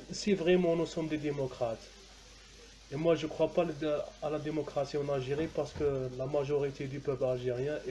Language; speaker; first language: French; non-native, local second language; Arabic